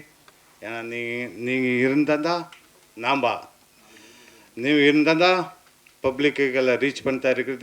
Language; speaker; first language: Tamil; non-native, learner; Kannada